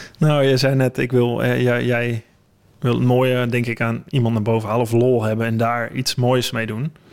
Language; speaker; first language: Dutch; native; Dutch